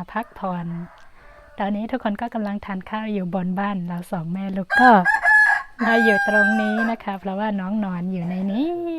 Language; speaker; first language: Thai; non-native, local second language; Shan